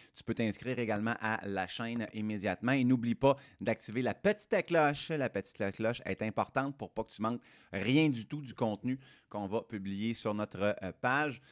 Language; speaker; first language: French; native; French